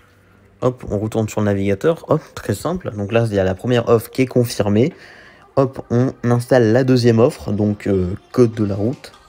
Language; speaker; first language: French; native; French